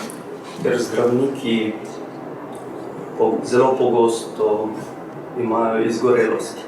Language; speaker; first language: Slovenian; non-native, fluent; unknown